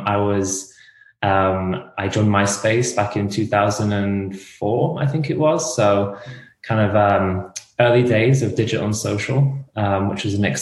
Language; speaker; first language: English; native; English